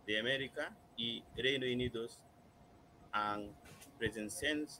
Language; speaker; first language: Spanish; non-native, learner; Bangla